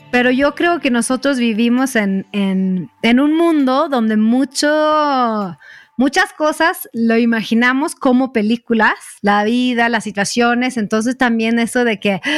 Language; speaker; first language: Spanish; non-native, fluent; Swedish